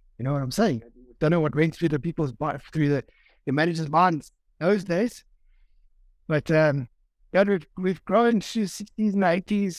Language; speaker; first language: English; native; English